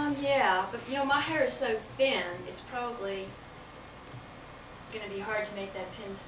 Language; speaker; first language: English; native; English